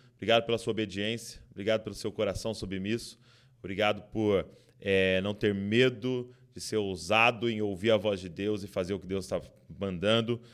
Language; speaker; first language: Portuguese; native; Portuguese